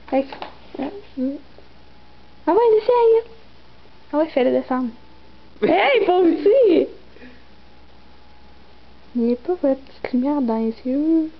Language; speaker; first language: French; native; French